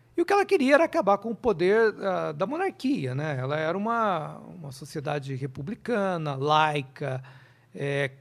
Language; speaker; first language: Portuguese; native; Portuguese